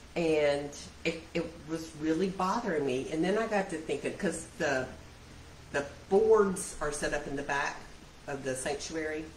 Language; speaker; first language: English; native; English